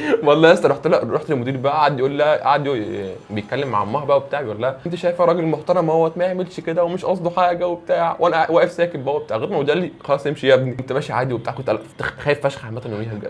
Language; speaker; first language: Arabic; native; Arabic